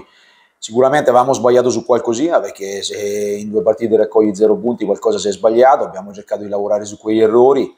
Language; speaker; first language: Italian; native; Italian